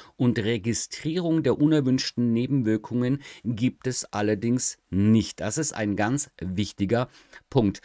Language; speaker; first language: German; native; German